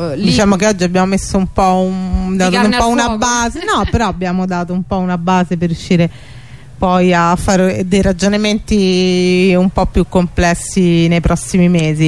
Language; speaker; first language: Italian; native; Italian